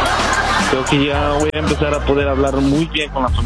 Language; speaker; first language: Spanish; non-native, learner; English